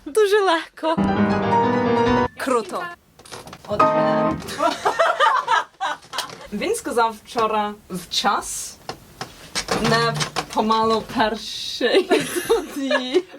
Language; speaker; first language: Ukrainian; early bilingual, heritage; English